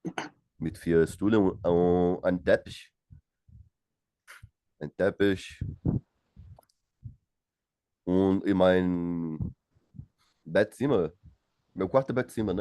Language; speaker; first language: German; non-native, learner; Portuguese